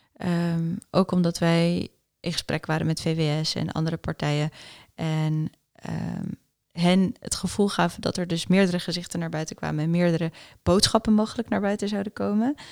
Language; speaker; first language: Dutch; early bilingual, other home language; Afrikaans